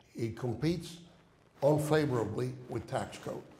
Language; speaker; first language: English; non-native, fluent; Spanish